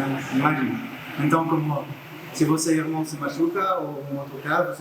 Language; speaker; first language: Portuguese; non-native, learner; French